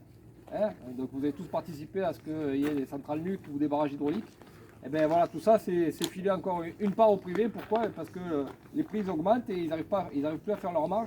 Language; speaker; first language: French; native; French